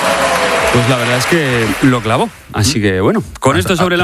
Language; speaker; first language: Spanish; native; Spanish